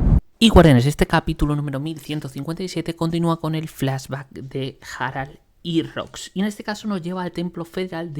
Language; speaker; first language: Spanish; native; Spanish